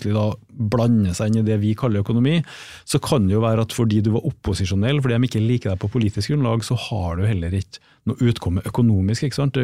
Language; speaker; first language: Norwegian; native; Norwegian